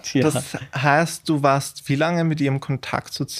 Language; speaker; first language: German; native; German